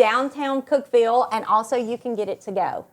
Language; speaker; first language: English; native; English